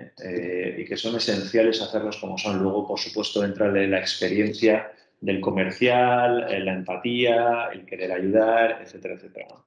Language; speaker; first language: Spanish; native; Spanish